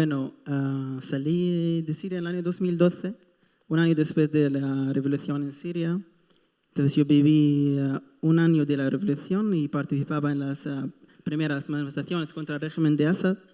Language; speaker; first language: Spanish; non-native, fluent; Arabic